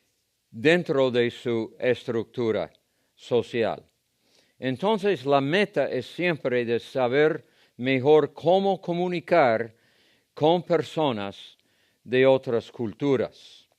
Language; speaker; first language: Spanish; non-native, fluent; English